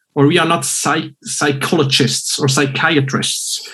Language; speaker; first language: English; non-native, fluent; German